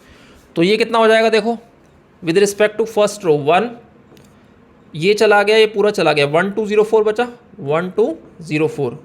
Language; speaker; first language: Hindi; native; Hindi